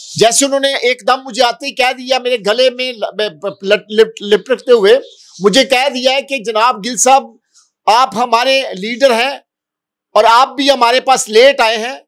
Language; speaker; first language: Urdu; non-native, local second language; Punjabi